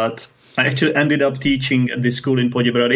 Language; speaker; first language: English; non-native, fluent; Czech